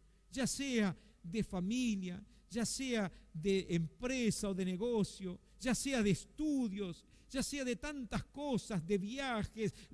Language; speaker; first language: Spanish; native; Spanish